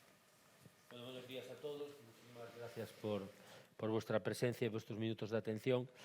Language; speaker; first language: Spanish; native; Spanish